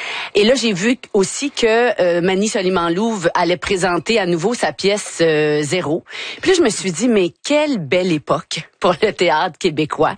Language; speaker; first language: French; native; French